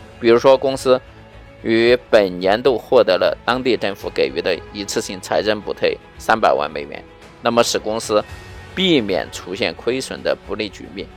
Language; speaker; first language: Chinese; native; Chinese